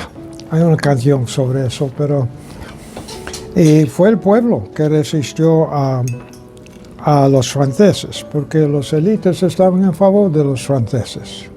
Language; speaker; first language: Spanish; non-native, fluent; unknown